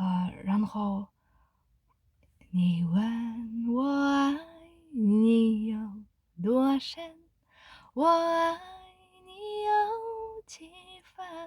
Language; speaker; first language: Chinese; non-native, learner; Kazakh